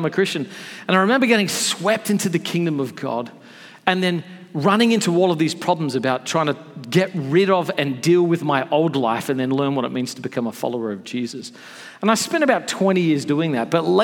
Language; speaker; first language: English; native; English